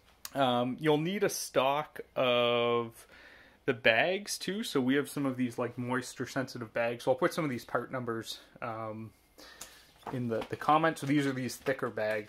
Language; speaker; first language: English; native; English